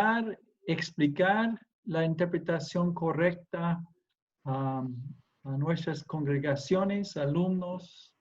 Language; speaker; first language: Spanish; non-native, fluent; English